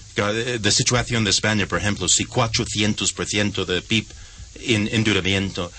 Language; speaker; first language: Spanish; non-native, fluent; English